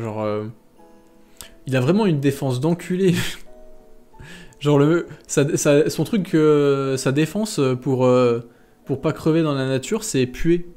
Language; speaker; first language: French; native; French